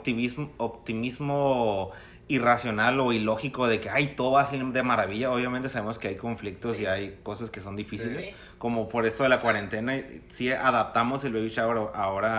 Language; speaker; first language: Spanish; native; Spanish